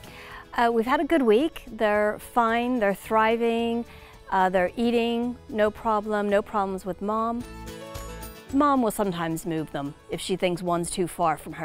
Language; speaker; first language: English; native; English